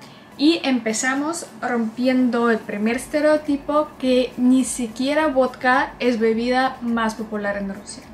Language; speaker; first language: Spanish; non-native, fluent; Russian